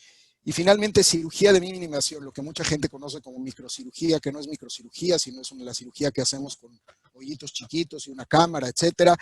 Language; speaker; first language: Spanish; native; Spanish